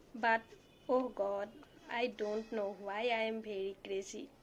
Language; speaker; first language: English; non-native, local second language; Assamese